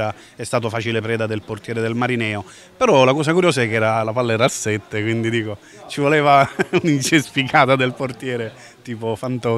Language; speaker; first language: Italian; native; Italian